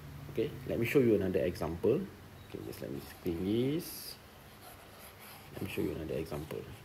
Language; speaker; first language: English; non-native, local second language; Malay